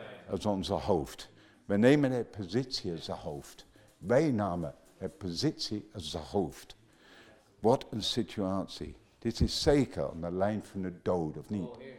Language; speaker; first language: Dutch; non-native, fluent; English